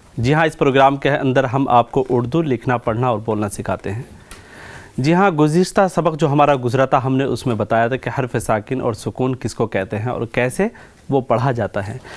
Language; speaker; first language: Urdu; native; Urdu